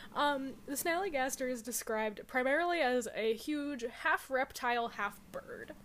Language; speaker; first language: English; native; English